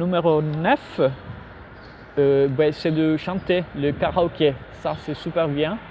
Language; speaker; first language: French; non-native, fluent; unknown